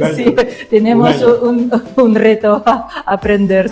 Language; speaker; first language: Spanish; non-native, learner; Russian